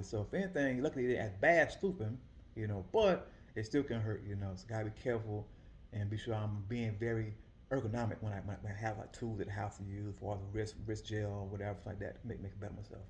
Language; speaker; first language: English; native; English